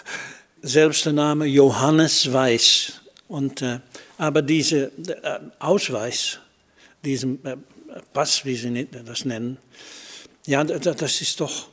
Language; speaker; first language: German; non-native, fluent; Dutch